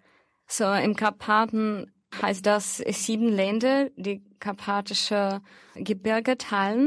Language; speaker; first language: German; non-native, fluent; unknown